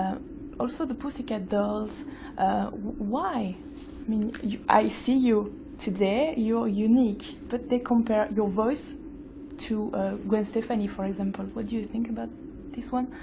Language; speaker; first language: English; non-native, fluent; French